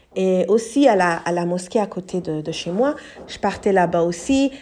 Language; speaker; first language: French; non-native, local second language; English